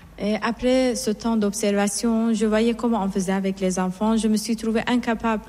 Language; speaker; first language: French; non-native, fluent; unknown